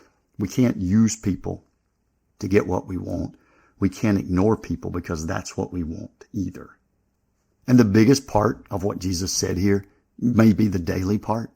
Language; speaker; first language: English; native; English